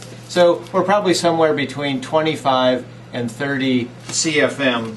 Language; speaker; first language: English; native; English